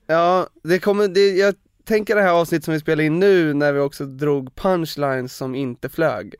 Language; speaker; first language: Swedish; native; Swedish